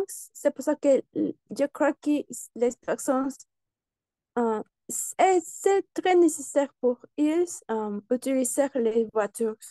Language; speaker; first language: French; non-native, learner; Spanish